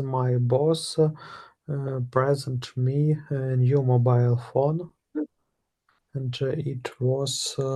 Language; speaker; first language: English; non-native, learner; Russian